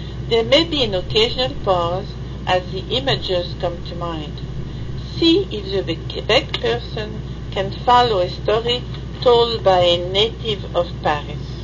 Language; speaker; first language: English; non-native, fluent; French